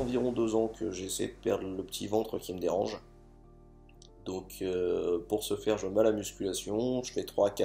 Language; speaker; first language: French; native; French